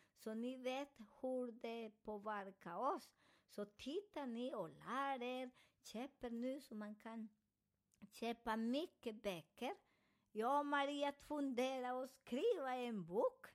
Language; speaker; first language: Swedish; non-native, fluent; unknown